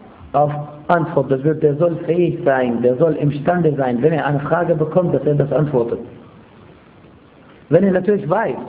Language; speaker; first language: German; non-native, fluent; Arabic